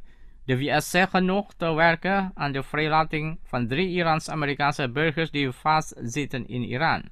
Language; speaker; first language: Dutch; non-native, fluent; Indonesian